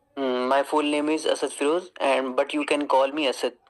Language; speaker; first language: English; non-native, learner; Urdu